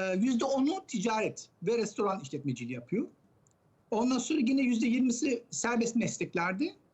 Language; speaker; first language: Turkish; early bilingual, heritage; Turkish